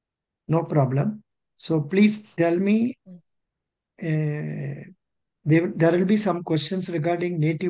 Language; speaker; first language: English; non-native, local second language; Telugu